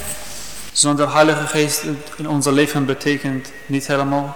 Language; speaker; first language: Dutch; non-native, learner; Persian